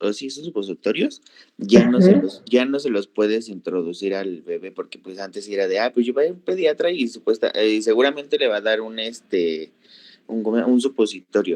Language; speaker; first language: Spanish; native; Spanish